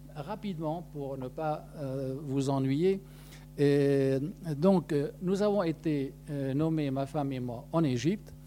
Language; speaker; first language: French; non-native, local second language; Arabic